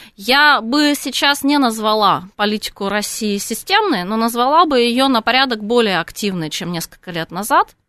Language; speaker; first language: Russian; native; Russian